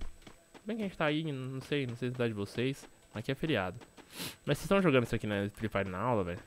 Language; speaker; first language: Portuguese; native; Portuguese